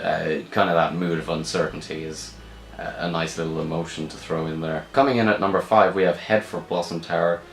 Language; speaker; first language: English; native; English